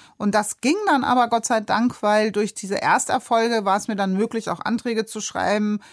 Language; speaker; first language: German; native; German